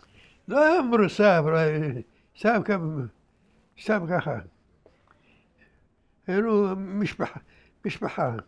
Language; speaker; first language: Hebrew; early bilingual, other home language; Arabic